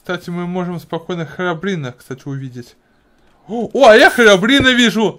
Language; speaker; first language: Russian; native; Russian